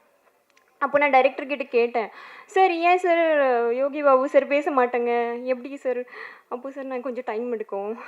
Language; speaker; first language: Tamil; non-native, learner; Bangla